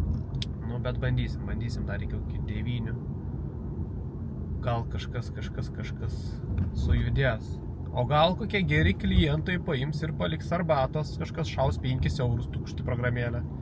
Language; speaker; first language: Lithuanian; native; Lithuanian